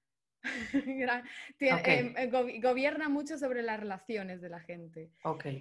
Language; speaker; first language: Spanish; native; Spanish